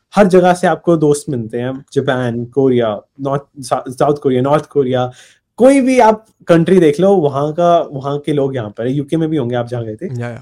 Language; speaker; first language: Hindi; native; Hindi